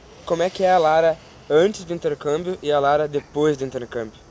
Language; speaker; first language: Portuguese; native; Portuguese